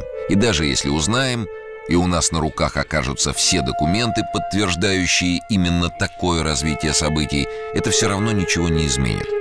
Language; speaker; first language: Russian; native; Russian